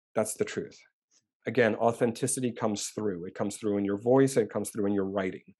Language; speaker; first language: English; native; English